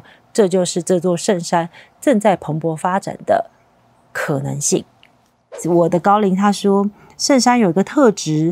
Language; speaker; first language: Chinese; native; Chinese